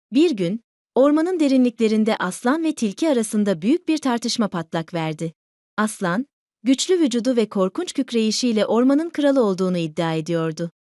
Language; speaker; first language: Turkish; native; Turkish